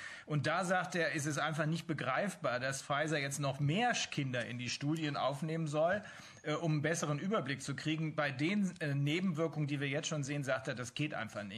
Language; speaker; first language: German; native; German